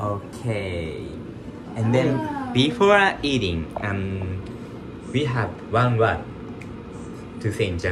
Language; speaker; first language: English; non-native, learner; Japanese